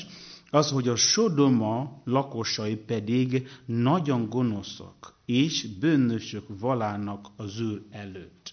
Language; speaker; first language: Hungarian; non-native, learner; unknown